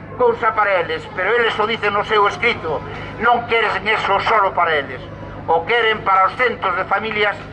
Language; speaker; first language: Galician; non-native, local second language; Spanish